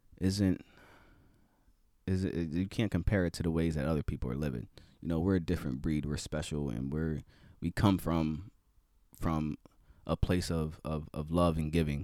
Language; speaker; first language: English; native; English